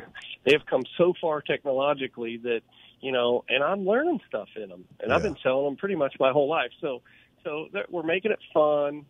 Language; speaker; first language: English; native; English